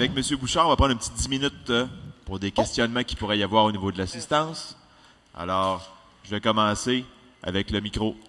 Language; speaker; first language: French; native; French